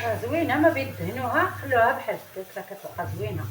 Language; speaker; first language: Arabic; native; Arabic